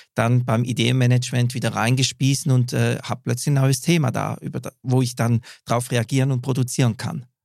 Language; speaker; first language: German; native; German